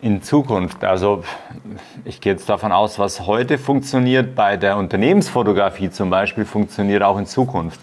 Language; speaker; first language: German; native; German